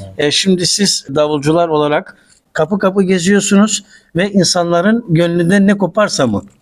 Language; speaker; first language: Turkish; native; Turkish